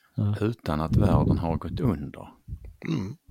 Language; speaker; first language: Swedish; native; Swedish